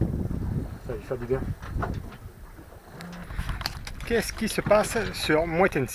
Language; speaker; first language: French; native; French